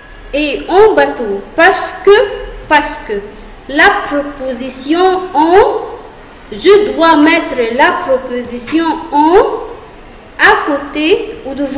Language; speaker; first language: French; non-native, fluent; Arabic